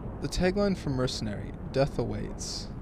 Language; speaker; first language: English; native; English